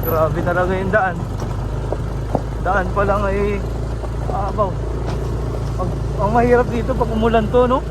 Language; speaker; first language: Filipino; native; Filipino